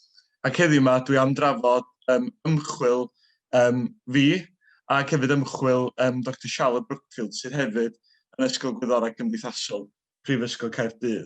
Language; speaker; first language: Welsh; native; Welsh